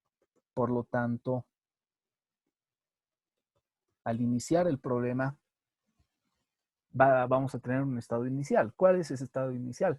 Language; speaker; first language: Spanish; native; Spanish